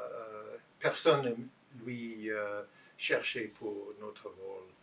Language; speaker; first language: French; non-native, learner; English